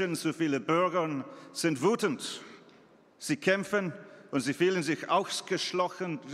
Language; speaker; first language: German; non-native, fluent; English